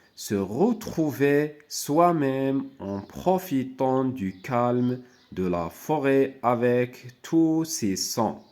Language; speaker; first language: French; non-native, local second language; Arabic